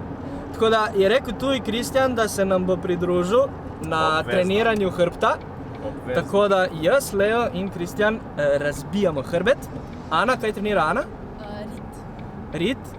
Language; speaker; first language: Slovenian; native; Slovenian